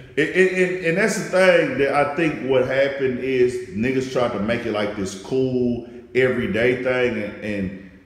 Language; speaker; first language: English; native; English